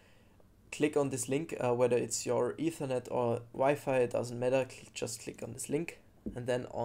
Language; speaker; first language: English; non-native, fluent; German